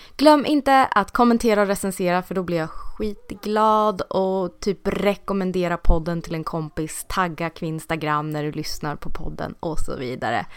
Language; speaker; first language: Swedish; native; Swedish